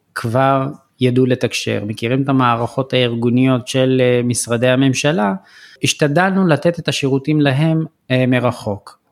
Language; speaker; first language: Hebrew; early bilingual, other home language; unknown